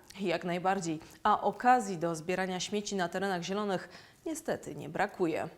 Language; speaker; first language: Polish; native; Polish